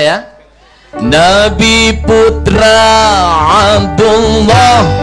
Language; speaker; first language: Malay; non-native, local second language; Sundanese